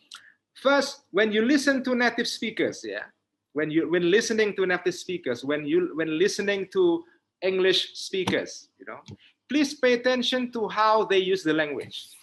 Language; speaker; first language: English; non-native, fluent; Indonesian